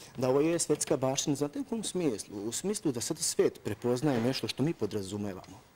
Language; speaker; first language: Serbian; native; Serbian